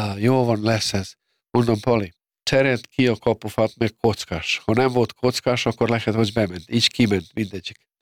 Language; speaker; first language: Hungarian; non-native, fluent; Serbian